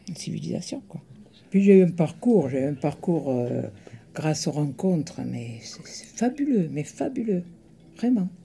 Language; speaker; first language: French; early bilingual, other home language; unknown